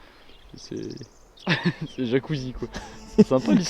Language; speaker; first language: French; native; French